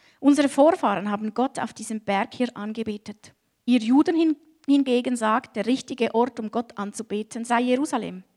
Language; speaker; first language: German; native; German